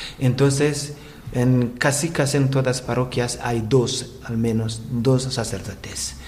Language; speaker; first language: Spanish; non-native, learner; Rundi